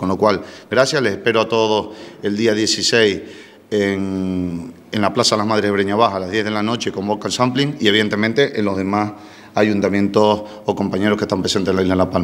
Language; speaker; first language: Spanish; native; Spanish